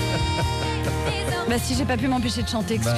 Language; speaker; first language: French; native; French